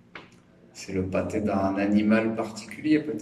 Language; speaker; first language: French; native; French